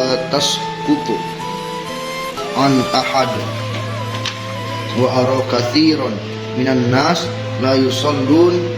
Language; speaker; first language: Arabic; non-native, learner; Indonesian